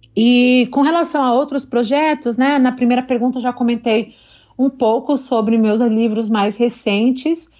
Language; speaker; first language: Portuguese; native; Portuguese